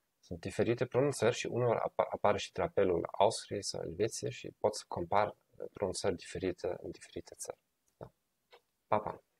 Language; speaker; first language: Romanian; non-native, fluent; German